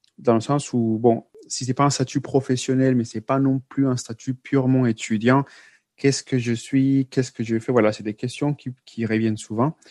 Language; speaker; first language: French; non-native, fluent; Spanish